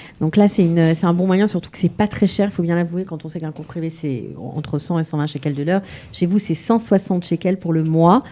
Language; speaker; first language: French; native; French